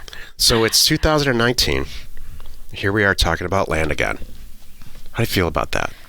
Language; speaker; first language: English; native; English